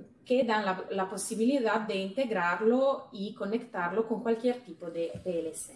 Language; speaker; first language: Spanish; non-native, fluent; Italian